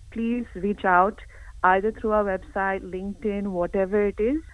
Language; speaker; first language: Hindi; early bilingual, heritage; Hindi